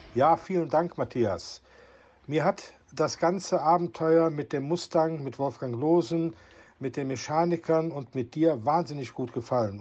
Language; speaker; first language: German; native; German